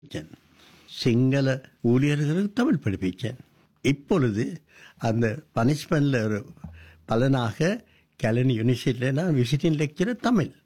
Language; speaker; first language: Tamil; non-native, local second language; Sinhala